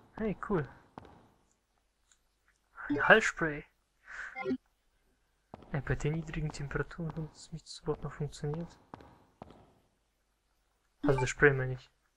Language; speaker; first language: German; native; German